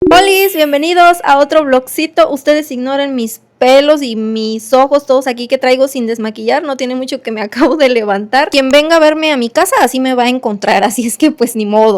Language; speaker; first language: Spanish; native; Spanish